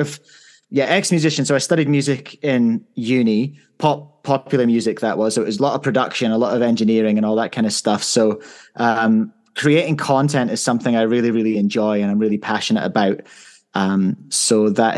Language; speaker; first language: English; native; English